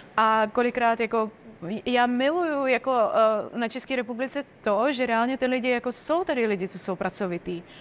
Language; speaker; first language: Czech; non-native, fluent; Russian